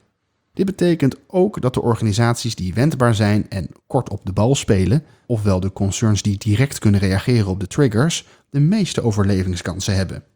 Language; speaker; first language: Dutch; native; Dutch